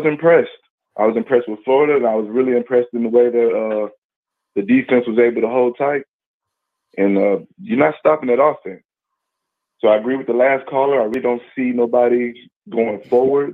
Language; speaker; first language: English; native; English